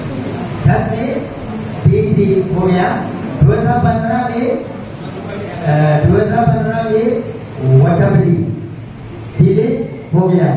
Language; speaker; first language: Hindi; non-native, learner; Burmese